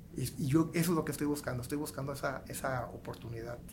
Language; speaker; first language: Spanish; native; Spanish